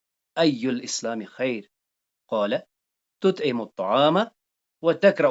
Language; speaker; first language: Arabic; non-native, fluent; Urdu